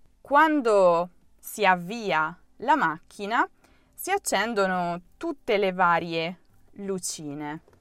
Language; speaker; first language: Italian; native; Italian